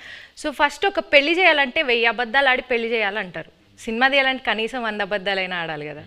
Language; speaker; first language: Telugu; native; Telugu